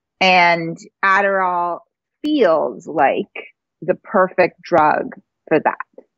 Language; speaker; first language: English; native; English